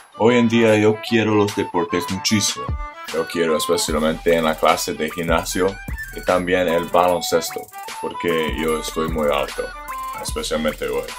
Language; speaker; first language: Spanish; non-native, learner; English